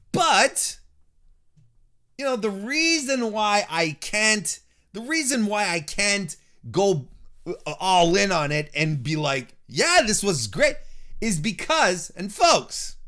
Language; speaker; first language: English; native; English